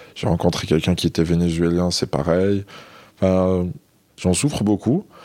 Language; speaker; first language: French; non-native, local second language; Arabic